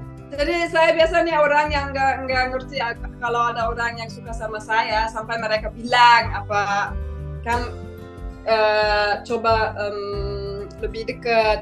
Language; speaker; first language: Indonesian; non-native, fluent; German